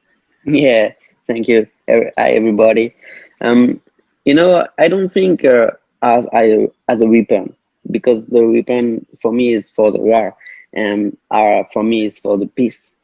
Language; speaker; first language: English; non-native, learner; French